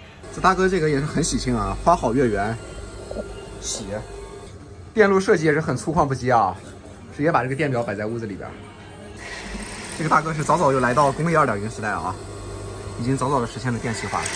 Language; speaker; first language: Chinese; native; Chinese